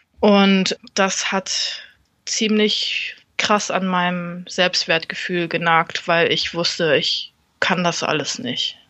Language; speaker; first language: German; early bilingual, other home language; Vietnamese